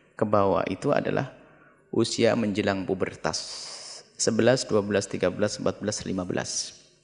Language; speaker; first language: Indonesian; non-native, local second language; Javanese